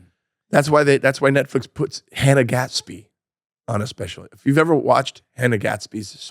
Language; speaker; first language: English; native; English